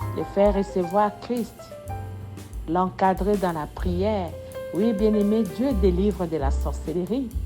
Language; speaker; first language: French; non-native, local second language; Lingala